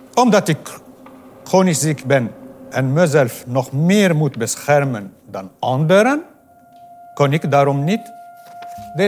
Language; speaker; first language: Dutch; non-native, fluent; Arabic